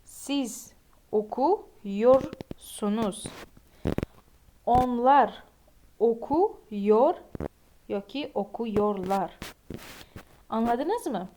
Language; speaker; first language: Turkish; non-native, fluent; Uzbek